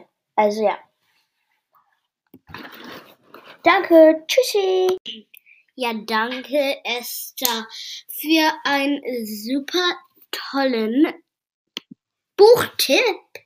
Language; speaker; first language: German; non-native, learner; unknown